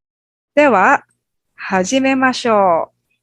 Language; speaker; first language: Japanese; non-native, fluent; Filipino